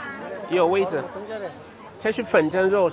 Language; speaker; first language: Chinese; non-native, fluent; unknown